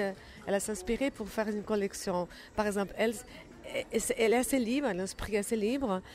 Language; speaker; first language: French; non-native, learner; Portuguese